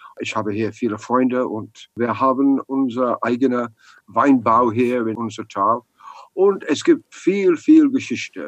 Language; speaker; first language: German; non-native, learner; English